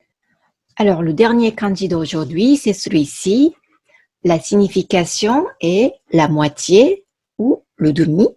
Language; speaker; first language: French; non-native, fluent; Japanese